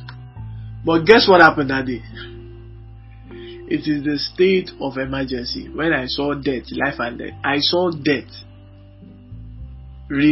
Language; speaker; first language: English; non-native, local second language; Yoruba